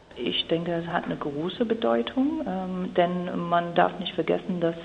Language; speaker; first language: German; non-native, fluent; English